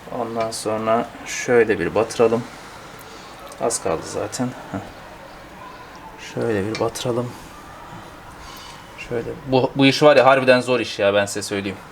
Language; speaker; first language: Turkish; native; Turkish